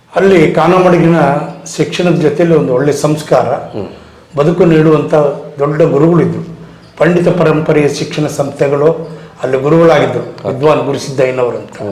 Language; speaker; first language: Kannada; native; Kannada